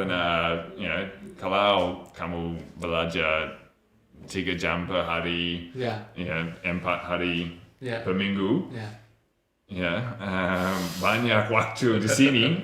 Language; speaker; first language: Indonesian; non-native, learner; English